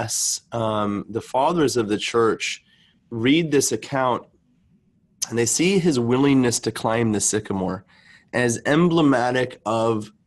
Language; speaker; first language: English; native; English